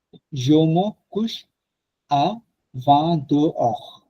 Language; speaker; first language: French; non-native, fluent; Bangla